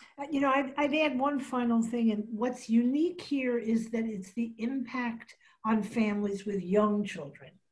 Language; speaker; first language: English; native; English